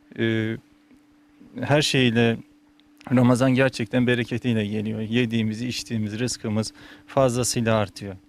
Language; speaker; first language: Turkish; native; Turkish